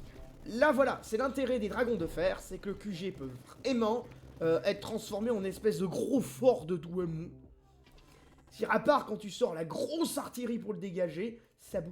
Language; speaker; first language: French; native; French